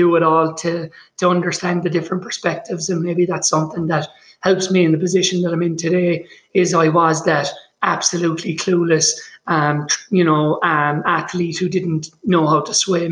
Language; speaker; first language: English; native; English